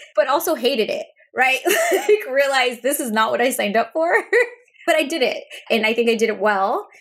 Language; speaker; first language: English; early bilingual, other home language; Spanish